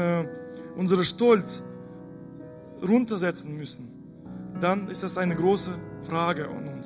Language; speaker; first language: German; non-native, fluent; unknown